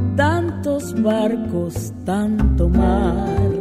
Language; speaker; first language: Spanish; native; Spanish